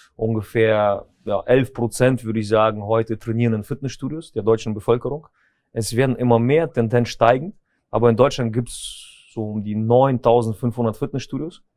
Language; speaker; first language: German; early bilingual, other home language; Russian